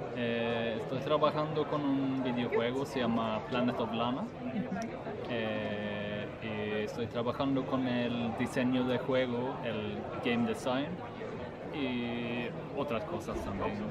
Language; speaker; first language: Spanish; non-native, fluent; Swedish